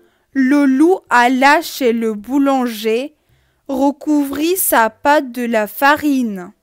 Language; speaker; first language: French; non-native, fluent; Russian